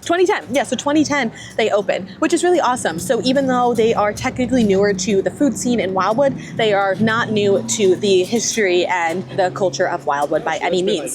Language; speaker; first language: English; native; English